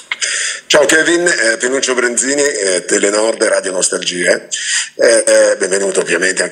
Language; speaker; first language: Italian; native; Italian